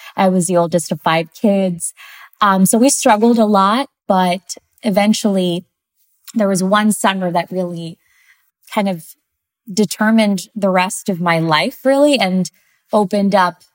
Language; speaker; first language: English; early bilingual, other home language; Spanish